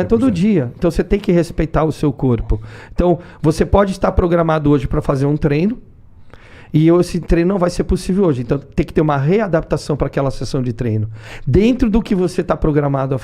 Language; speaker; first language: Portuguese; native; Portuguese